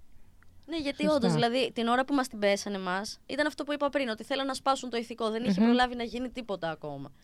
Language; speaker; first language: Greek; native; Greek